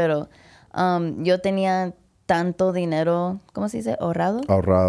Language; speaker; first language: Spanish; early bilingual, heritage; English